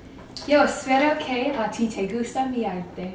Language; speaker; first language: Spanish; non-native, learner; English